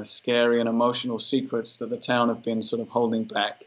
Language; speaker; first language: English; native; English